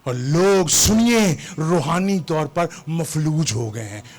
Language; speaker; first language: Urdu; non-native, local second language; Punjabi